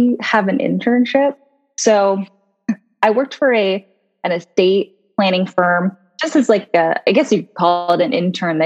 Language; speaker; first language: English; native; English